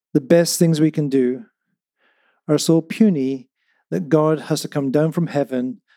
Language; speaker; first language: English; non-native, local second language; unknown